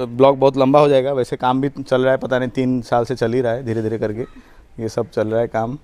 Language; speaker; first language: Hindi; non-native, local second language; Odia